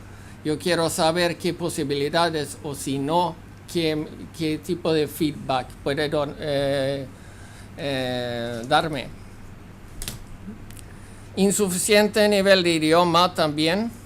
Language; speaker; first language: Spanish; non-native, fluent; Swedish